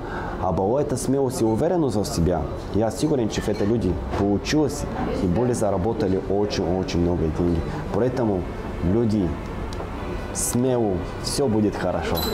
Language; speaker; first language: Russian; non-native, learner; Bulgarian